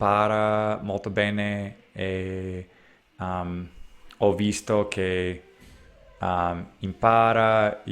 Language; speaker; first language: Italian; non-native, learner; English